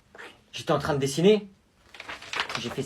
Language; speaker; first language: French; native; French